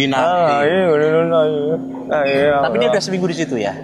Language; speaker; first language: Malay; non-native, local second language; Javanese